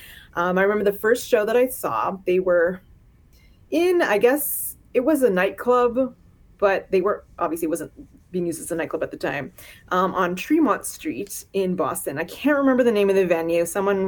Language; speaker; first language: English; native; English